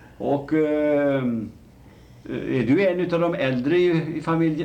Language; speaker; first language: Swedish; native; Swedish